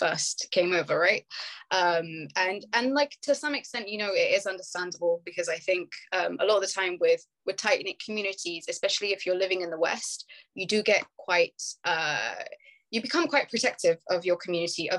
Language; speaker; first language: English; native; English